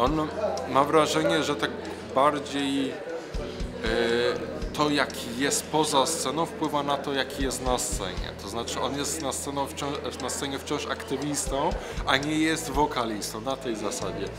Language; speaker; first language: Polish; native; Polish